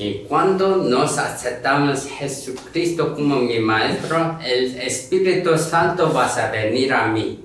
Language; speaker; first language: Spanish; non-native, learner; Korean